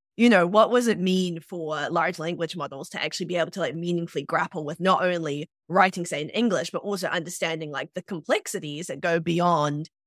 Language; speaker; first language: English; native; English